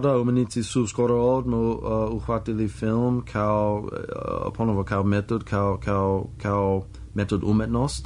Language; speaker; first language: Serbian; non-native, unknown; English